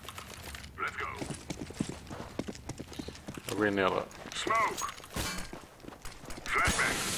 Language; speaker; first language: Swedish; native; Swedish